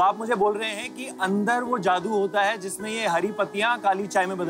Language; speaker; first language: Hindi; native; Hindi